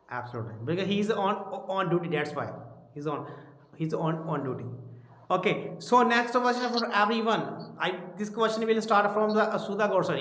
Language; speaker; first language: English; non-native, local second language; Hindi